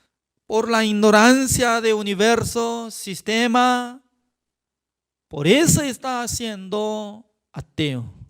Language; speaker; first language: Spanish; non-native, fluent; Korean